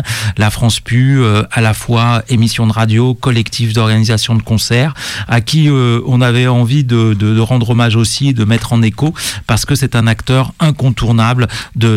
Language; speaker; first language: French; native; French